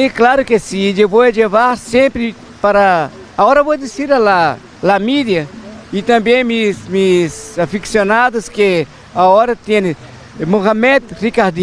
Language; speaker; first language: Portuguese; non-native, learner; Spanish